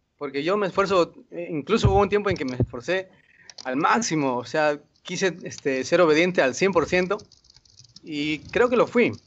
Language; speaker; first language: Spanish; native; Spanish